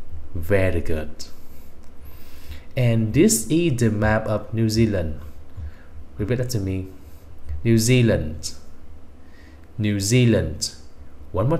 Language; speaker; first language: English; non-native, fluent; Vietnamese